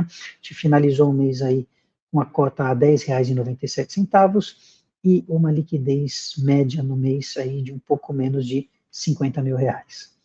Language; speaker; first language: Portuguese; native; Portuguese